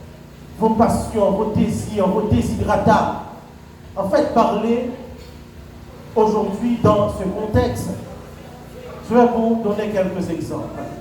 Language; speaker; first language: French; non-native, local second language; Haitian Creole